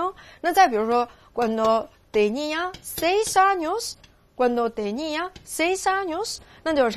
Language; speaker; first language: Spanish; non-native, learner; Chinese